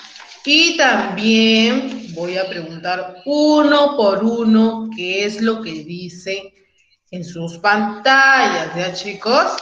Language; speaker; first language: Spanish; native; Spanish